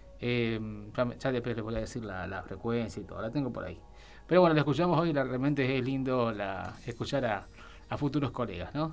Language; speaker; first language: Spanish; native; Spanish